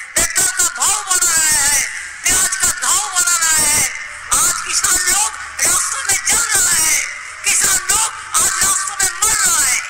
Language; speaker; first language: Hindi; non-native, local second language; Bangla